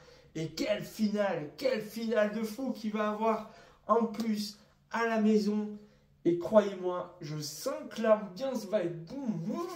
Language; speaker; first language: French; native; French